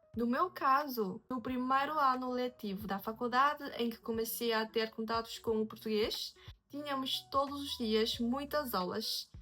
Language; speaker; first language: Portuguese; non-native, fluent; Chinese